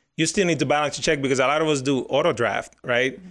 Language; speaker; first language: English; early bilingual, other home language; Spanish